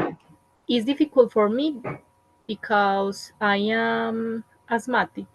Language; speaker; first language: English; non-native, learner; Spanish